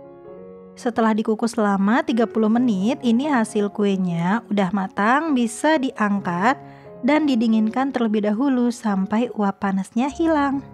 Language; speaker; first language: Indonesian; native; Indonesian